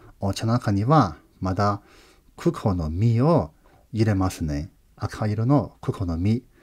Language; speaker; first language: Japanese; non-native, fluent; Chinese